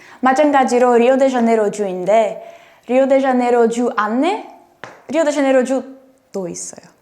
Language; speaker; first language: Korean; non-native, fluent; Portuguese